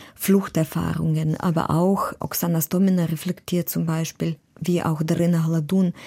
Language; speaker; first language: German; non-native, fluent; Ukrainian